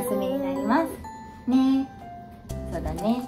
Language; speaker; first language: Japanese; native; Japanese